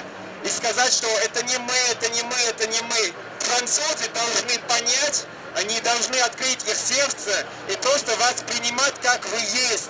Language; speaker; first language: Russian; non-native, fluent; French